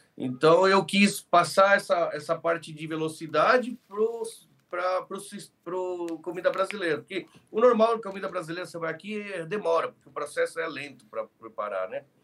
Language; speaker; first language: Portuguese; early bilingual, other home language; Spanish